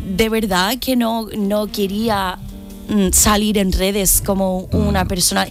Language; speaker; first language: Spanish; non-native, fluent; English